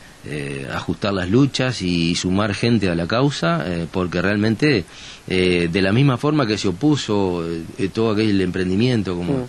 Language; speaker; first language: Spanish; native; Spanish